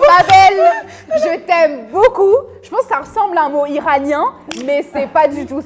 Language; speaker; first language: French; native; French